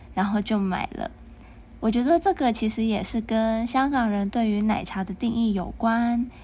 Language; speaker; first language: Chinese; non-native, local second language; Cantonese